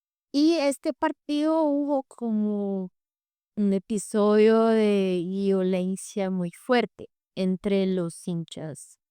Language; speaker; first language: Spanish; non-native, fluent; Portuguese